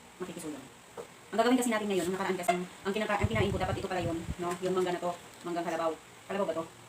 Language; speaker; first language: Filipino; non-native, local second language; Cebuano